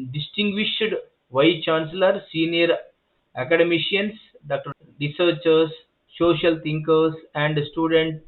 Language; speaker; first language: English; non-native, local second language; Telugu